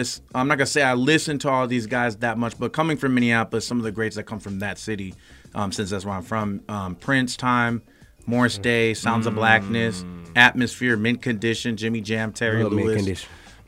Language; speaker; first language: English; native; English